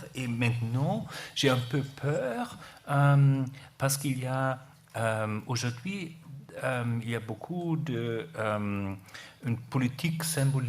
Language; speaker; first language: French; non-native, learner; German